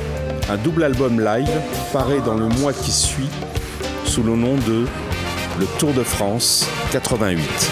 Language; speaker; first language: French; native; French